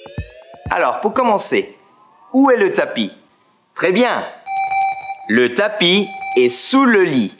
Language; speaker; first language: French; non-native, fluent; Spanish